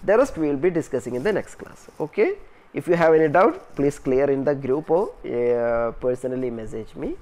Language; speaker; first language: English; non-native, local second language; Malayalam